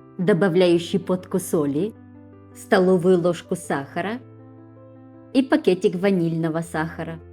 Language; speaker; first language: Russian; native; Russian